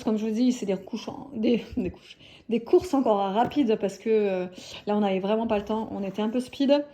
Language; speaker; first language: French; native; French